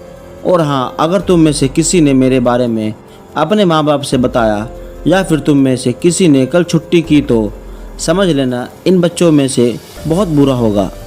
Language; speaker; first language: Hindi; native; Hindi